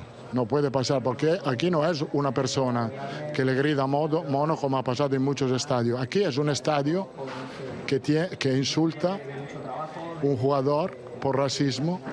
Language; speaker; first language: Spanish; non-native, fluent; Italian